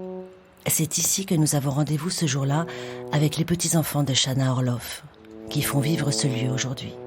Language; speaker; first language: French; native; French